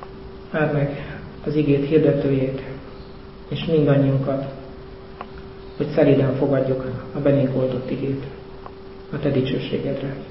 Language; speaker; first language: Hungarian; native; Hungarian